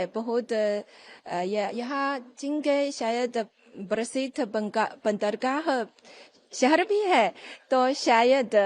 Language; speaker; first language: Hindi; non-native, fluent; Chinese